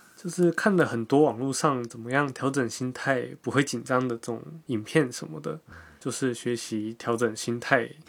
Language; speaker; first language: Chinese; native; Chinese